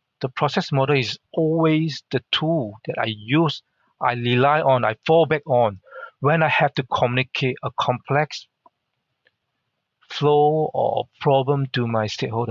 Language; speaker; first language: English; non-native, local second language; Hakka Chinese